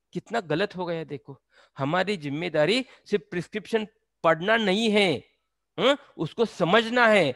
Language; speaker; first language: Hindi; non-native, local second language; Marathi